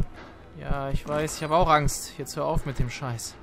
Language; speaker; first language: German; native; German